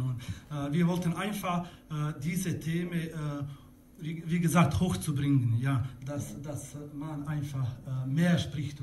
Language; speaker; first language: German; non-native, learner; Bosnian